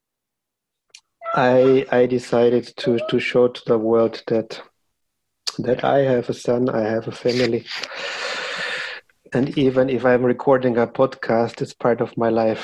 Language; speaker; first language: English; non-native, fluent; German